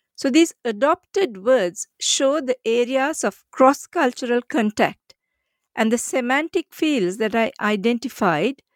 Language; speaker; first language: English; non-native, local second language; Sinhala